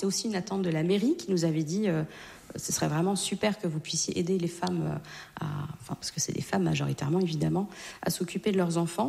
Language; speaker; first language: French; native; French